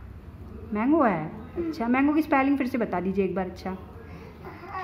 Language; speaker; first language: Hindi; native; Hindi